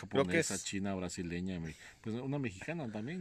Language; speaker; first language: Spanish; native; Spanish